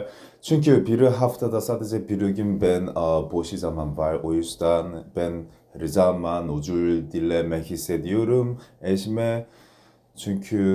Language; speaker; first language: Turkish; non-native, learner; Korean